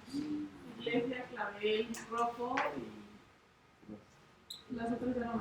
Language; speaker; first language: Spanish; native; Spanish